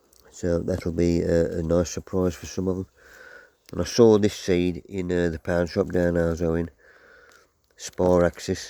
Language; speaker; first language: English; native; English